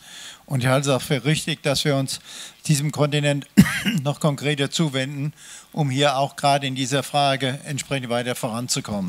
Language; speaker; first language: German; native; German